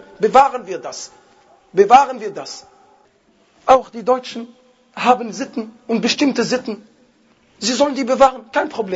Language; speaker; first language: German; non-native, fluent; Arabic